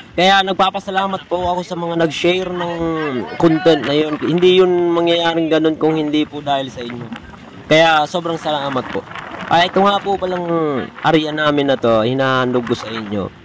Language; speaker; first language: Filipino; non-native, local second language; Bikol